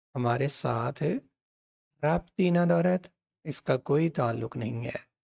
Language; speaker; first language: Urdu; non-native, local second language; Punjabi